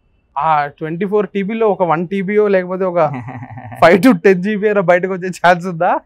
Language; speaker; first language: Telugu; native; Telugu